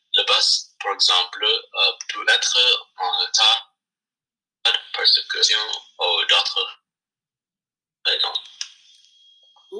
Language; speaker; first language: French; non-native, learner; English